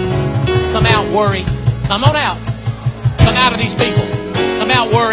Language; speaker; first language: English; native; English